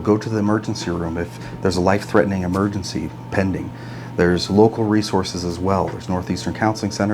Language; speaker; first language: English; native; English